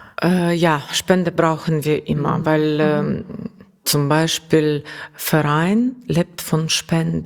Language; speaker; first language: German; non-native, learner; Russian